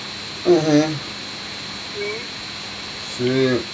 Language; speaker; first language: Spanish; non-native, learner; English